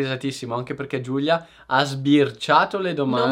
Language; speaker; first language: Italian; native; Italian